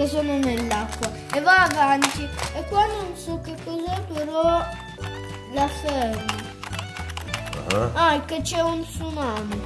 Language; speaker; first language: Italian; early bilingual, other home language; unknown